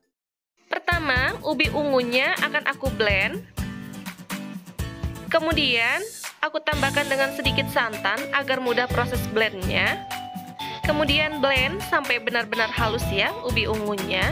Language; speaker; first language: Indonesian; native; Indonesian